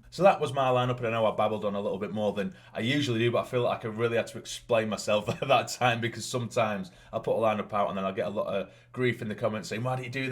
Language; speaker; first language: English; native; English